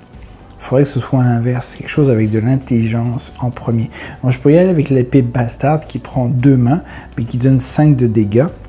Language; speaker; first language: French; native; French